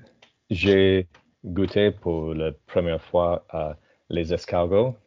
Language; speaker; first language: French; non-native, learner; English